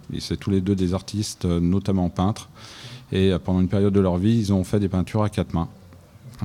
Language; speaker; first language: French; native; French